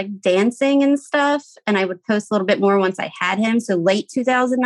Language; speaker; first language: English; native; English